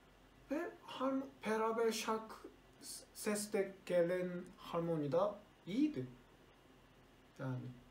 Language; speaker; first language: Turkish; non-native, learner; Korean